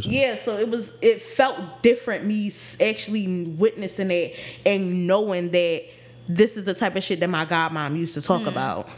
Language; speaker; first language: English; native; English